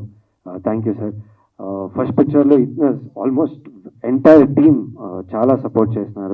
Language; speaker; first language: Telugu; non-native, learner; Kannada